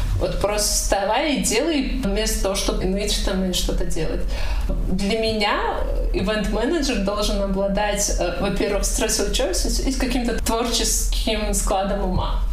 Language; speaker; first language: Russian; non-native, local second language; Tajik